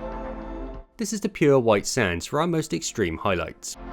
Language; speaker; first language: English; native; English